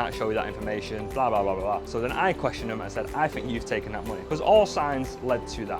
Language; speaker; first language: English; native; English